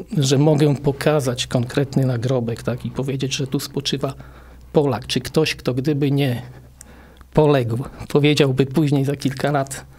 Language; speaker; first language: Polish; native; Polish